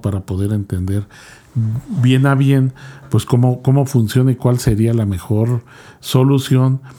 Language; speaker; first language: Spanish; native; Spanish